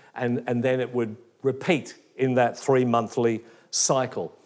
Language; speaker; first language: English; native; English